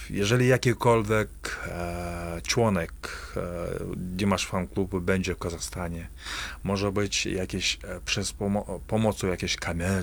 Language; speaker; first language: Polish; non-native, fluent; Kazakh